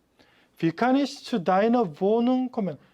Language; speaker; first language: German; non-native, fluent; Korean